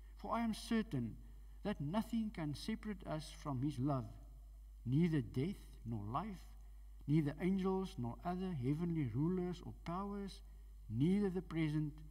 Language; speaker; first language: English; non-native, local second language; Afrikaans